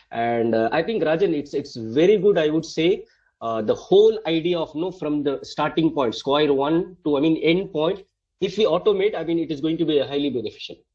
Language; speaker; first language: English; non-native, local second language; Tamil